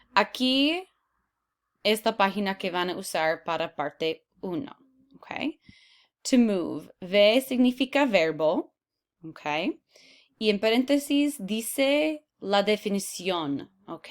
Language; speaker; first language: Spanish; non-native, fluent; English